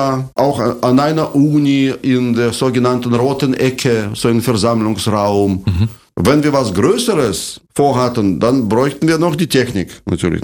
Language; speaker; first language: German; non-native, fluent; Russian